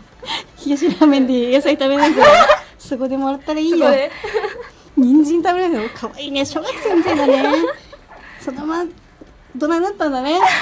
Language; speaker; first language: Japanese; native; Japanese